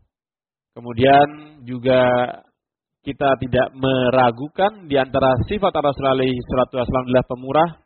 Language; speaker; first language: Indonesian; native; Indonesian